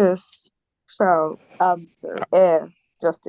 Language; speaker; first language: German; non-native, learner; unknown